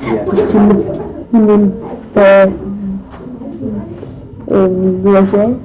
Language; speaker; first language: French; non-native, learner; English